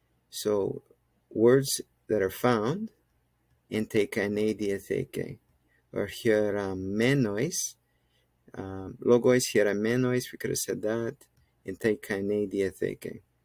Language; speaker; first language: English; native; English